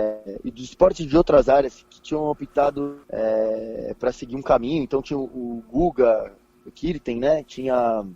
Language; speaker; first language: Portuguese; native; Portuguese